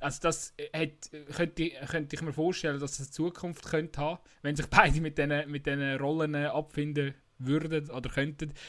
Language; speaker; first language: German; native; German